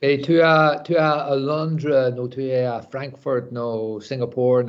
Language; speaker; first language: French; non-native, learner; English